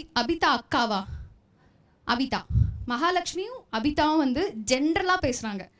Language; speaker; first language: Tamil; non-native, local second language; Telugu